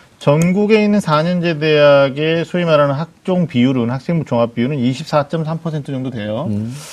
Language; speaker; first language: Korean; native; Korean